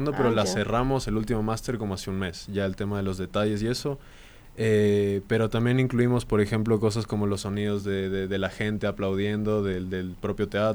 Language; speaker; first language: Spanish; native; Spanish